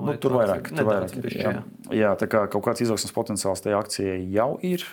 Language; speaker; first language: Latvian; non-native, local second language; Russian